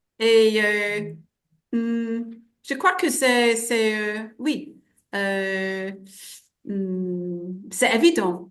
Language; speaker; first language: French; non-native, fluent; English